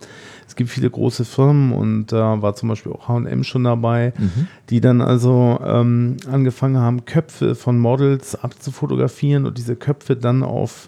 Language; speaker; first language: German; native; German